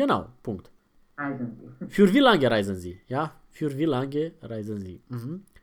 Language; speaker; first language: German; non-native, fluent; Romanian